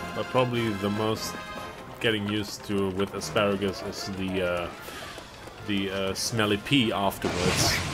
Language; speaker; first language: English; non-native, fluent; German